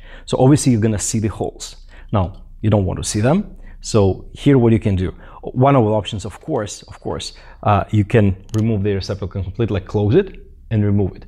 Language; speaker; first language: English; non-native, fluent; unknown